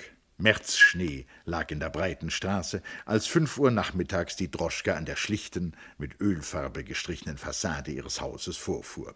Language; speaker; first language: German; native; German